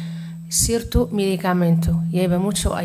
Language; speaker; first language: Spanish; non-native, learner; Arabic